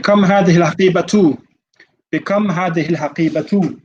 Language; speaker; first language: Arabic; non-native, fluent; English